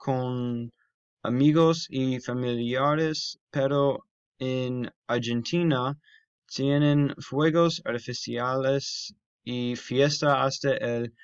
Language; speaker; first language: Spanish; non-native, learner; English